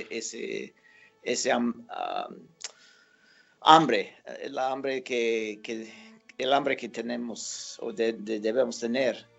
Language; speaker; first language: Spanish; non-native, fluent; English